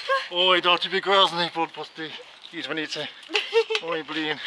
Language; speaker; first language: Russian; non-native, learner; English